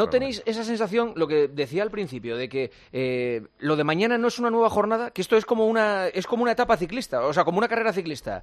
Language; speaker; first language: Spanish; native; Spanish